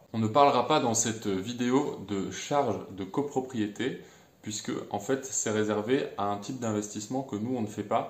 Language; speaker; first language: French; native; French